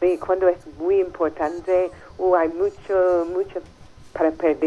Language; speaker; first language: Spanish; non-native, fluent; English